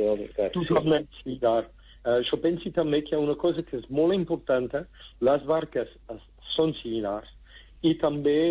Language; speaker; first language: Catalan; non-native, local second language; French